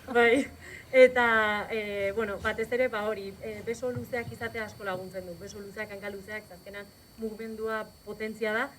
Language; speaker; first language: Basque; native; Basque